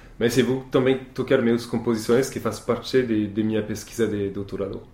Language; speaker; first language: Portuguese; non-native, learner; French